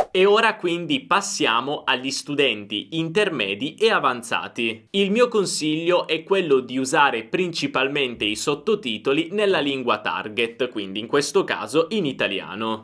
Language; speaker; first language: Italian; native; Italian